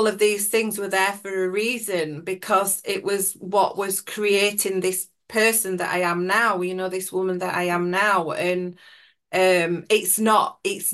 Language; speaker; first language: English; native; English